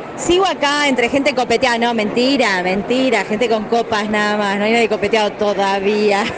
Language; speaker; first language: Spanish; native; Spanish